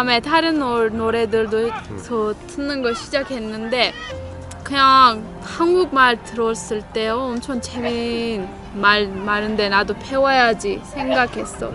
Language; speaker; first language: Korean; non-native, learner; Turkish